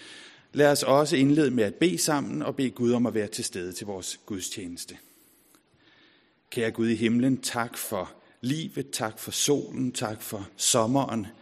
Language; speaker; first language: Danish; native; Danish